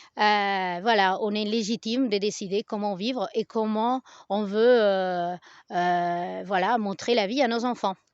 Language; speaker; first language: French; non-native, fluent; Spanish